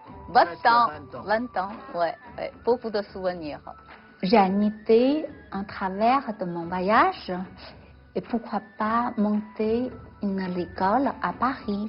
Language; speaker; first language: French; non-native, fluent; Chinese